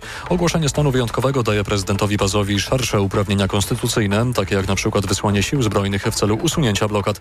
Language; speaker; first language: Polish; native; Polish